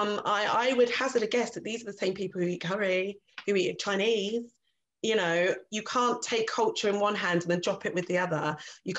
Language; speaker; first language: English; native; English